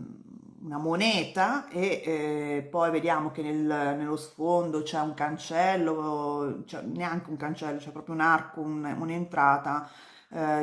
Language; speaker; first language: Italian; native; Italian